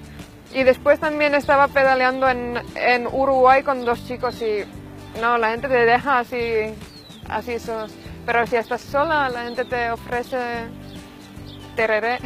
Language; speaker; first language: Spanish; non-native, fluent; Finnish